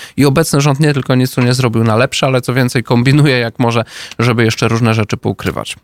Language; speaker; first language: Polish; native; Polish